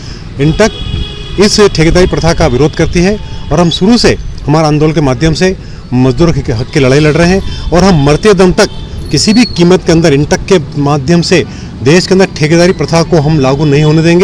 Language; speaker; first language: Hindi; native; Hindi